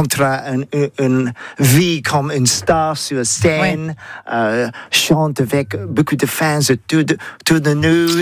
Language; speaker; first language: French; non-native, learner; English